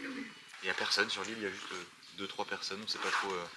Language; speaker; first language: French; native; French